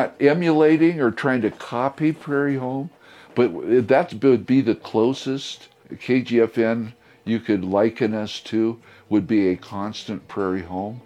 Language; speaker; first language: English; native; English